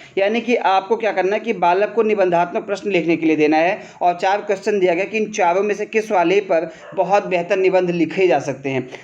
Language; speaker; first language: Hindi; native; Hindi